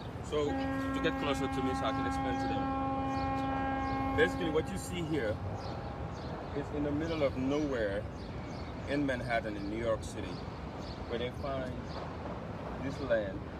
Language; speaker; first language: English; non-native, fluent; Wolof